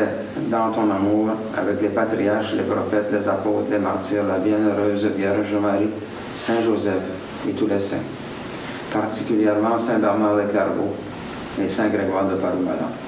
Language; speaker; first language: French; native; French